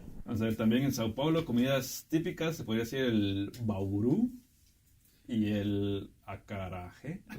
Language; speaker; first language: Spanish; native; Spanish